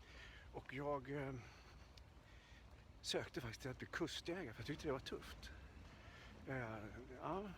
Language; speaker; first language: Swedish; native; Swedish